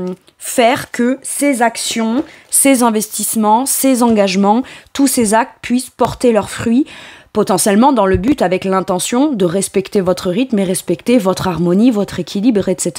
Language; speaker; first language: French; native; French